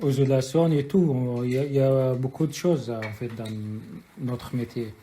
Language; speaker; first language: French; non-native, learner; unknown